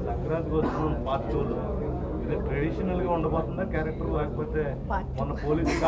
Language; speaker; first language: Telugu; native; Telugu